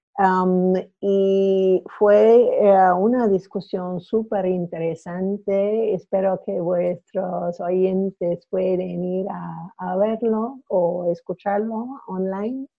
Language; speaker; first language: Spanish; non-native, fluent; English